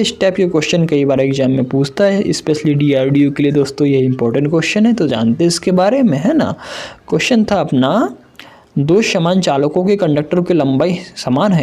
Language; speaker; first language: Hindi; native; Hindi